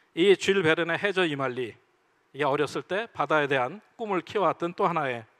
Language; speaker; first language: Korean; native; Korean